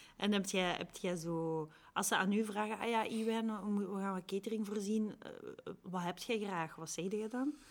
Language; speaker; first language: Dutch; native; Dutch